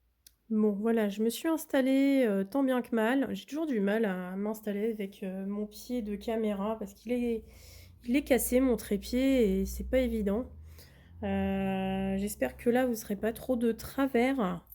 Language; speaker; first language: French; native; French